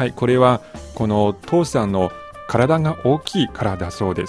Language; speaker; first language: Japanese; non-native, fluent; Chinese